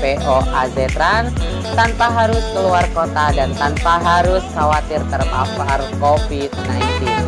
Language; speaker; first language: Indonesian; native; Indonesian